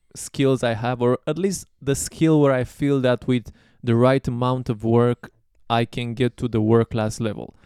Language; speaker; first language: English; non-native, fluent; Romanian